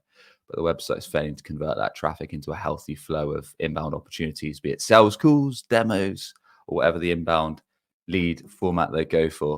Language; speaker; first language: English; native; English